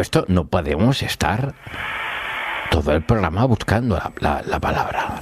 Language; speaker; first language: Spanish; native; Spanish